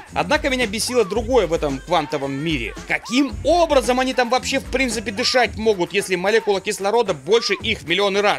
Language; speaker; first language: Russian; native; Russian